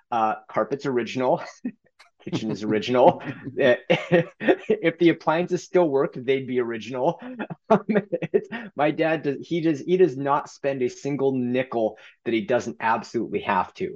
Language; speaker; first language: English; native; English